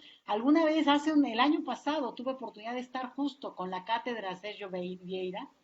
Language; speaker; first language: Spanish; native; Spanish